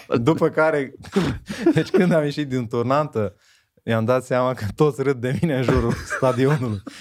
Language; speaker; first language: Romanian; non-native, local second language; Hungarian